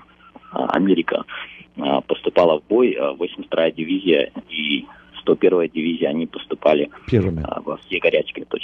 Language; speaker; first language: Russian; early bilingual, heritage; Russian